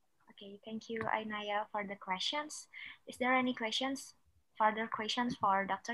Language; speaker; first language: English; non-native, fluent; Indonesian